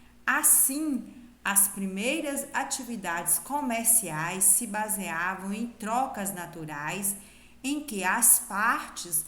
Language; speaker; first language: Portuguese; native; Portuguese